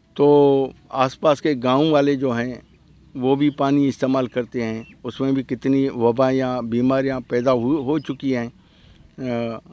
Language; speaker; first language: Urdu; non-native, local second language; Baluchi